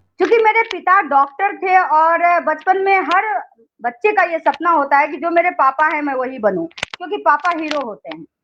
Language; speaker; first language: Hindi; non-native, local second language; Maithili